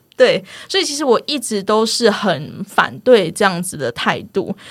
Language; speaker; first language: Chinese; non-native, local second language; Min Nan Chinese